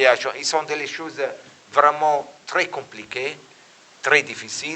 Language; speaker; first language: French; non-native, learner; Italian